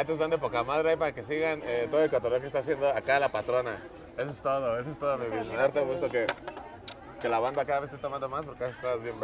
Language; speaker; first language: Spanish; native; Spanish